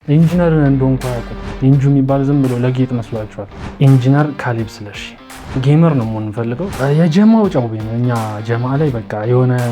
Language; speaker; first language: Amharic; native; Amharic